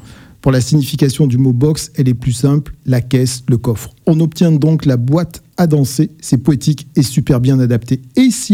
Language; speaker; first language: French; native; French